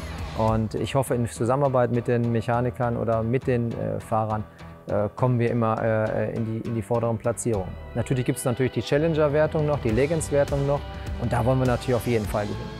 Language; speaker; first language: German; native; German